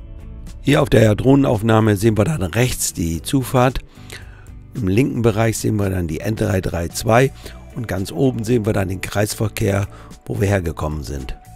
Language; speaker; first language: German; native; German